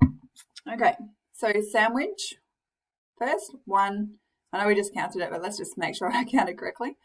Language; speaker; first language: English; native; English